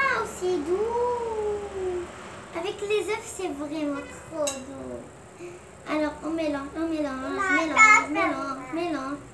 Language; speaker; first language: French; non-native, local second language; Arabic